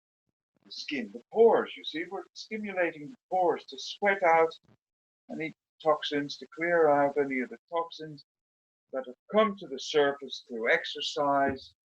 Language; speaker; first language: English; native; English